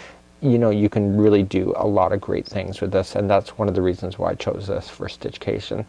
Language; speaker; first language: English; native; English